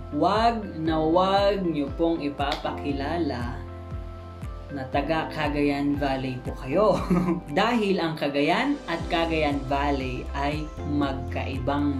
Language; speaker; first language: Filipino; non-native, local second language; Iloko